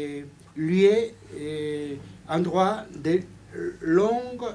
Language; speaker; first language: French; non-native, fluent; Spanish